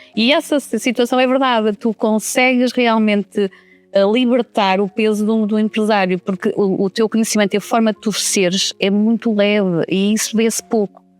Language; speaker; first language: Portuguese; native; Portuguese